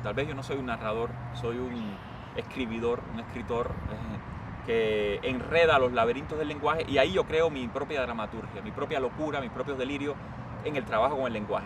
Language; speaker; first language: Spanish; native; Spanish